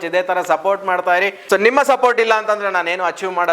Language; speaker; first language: Kannada; native; Kannada